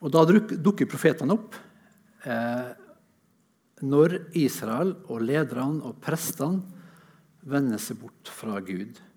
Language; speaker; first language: Norwegian; native; Norwegian